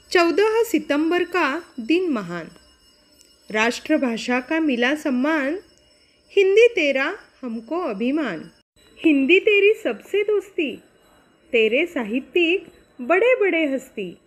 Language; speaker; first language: Hindi; non-native, local second language; Marathi